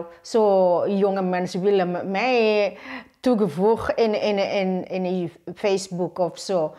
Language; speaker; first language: Dutch; non-native, learner; Indonesian